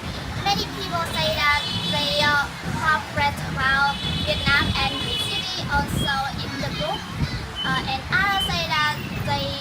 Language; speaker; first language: English; non-native, learner; Vietnamese